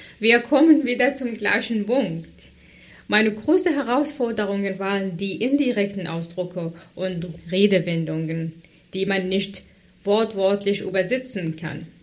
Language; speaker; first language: German; non-native, fluent; Arabic